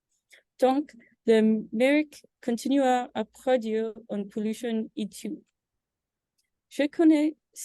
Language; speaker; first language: French; non-native, learner; English